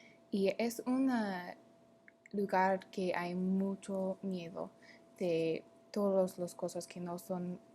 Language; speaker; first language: Spanish; non-native, learner; English